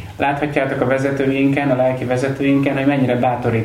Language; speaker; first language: Hungarian; native; Hungarian